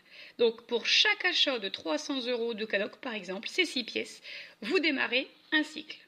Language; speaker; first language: French; native; French